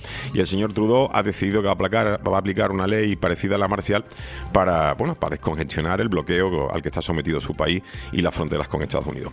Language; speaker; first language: Spanish; native; Spanish